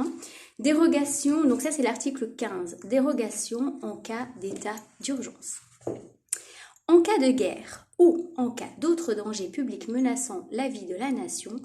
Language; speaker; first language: French; native; French